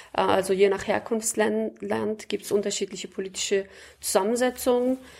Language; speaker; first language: German; early bilingual, other home language; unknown